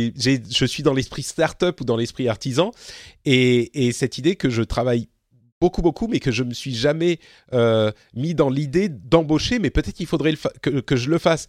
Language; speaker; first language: French; native; French